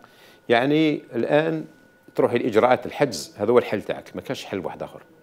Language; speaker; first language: Arabic; native; Arabic